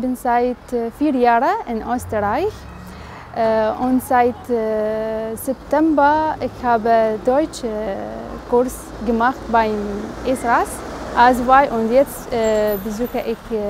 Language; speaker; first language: German; non-native, learner; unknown